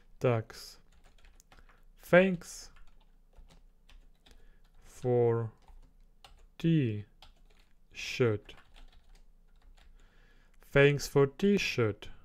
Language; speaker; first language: English; non-native, learner; Russian